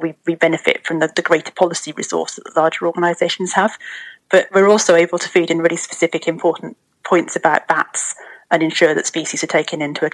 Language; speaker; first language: English; native; English